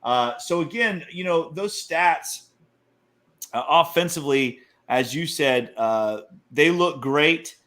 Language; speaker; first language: English; native; English